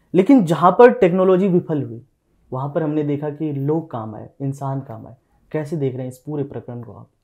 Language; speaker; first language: Hindi; native; Hindi